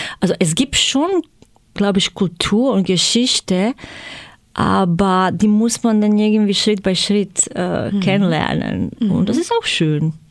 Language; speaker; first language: German; non-native, fluent; Croatian